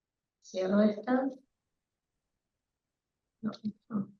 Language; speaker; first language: Spanish; native; Spanish